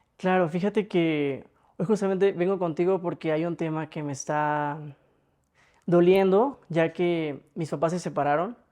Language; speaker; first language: Spanish; native; Spanish